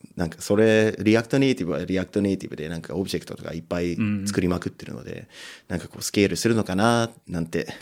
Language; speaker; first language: Japanese; non-native, fluent; English